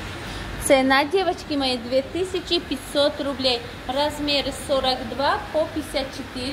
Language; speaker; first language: Russian; non-native, local second language; Tajik